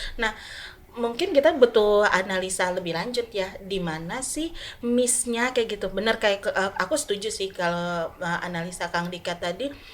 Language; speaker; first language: Indonesian; non-native, local second language; Sundanese